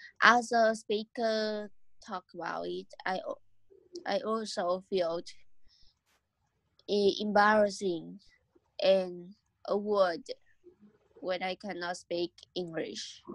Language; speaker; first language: English; non-native, learner; Vietnamese